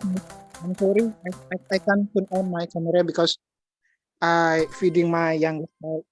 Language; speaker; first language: English; non-native, learner; Indonesian